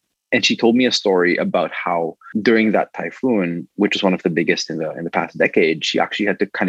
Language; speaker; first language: English; non-native, local second language; Filipino